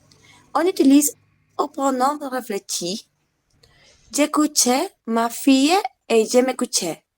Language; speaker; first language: French; non-native, learner; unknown